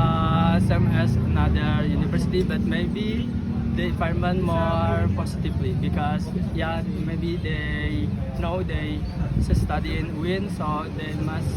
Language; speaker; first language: English; non-native, learner; Indonesian